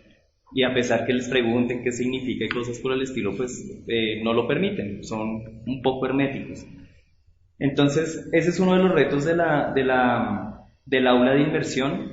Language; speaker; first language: Spanish; native; Spanish